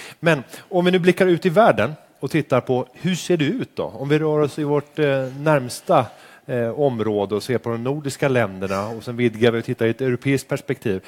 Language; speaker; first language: Swedish; native; Swedish